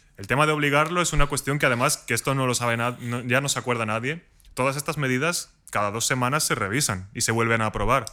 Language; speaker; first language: Spanish; native; Spanish